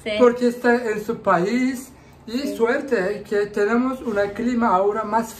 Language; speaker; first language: Spanish; non-native, learner; Turkish